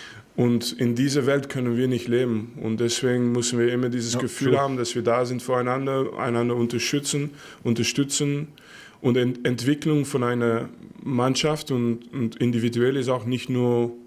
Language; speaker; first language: German; non-native, fluent; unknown